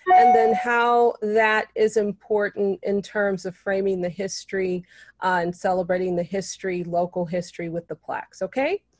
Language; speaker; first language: English; native; English